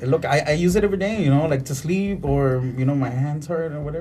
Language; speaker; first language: English; early bilingual, other home language; Spanish